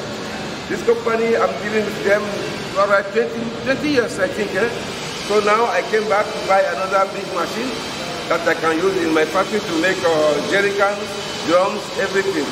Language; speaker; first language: English; non-native, learner; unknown